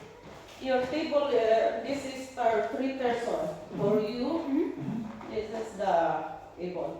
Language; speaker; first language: English; non-native, local second language; Filipino